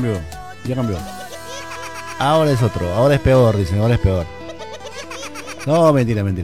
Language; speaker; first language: Spanish; native; Spanish